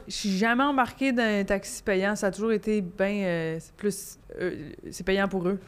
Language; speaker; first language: French; native; French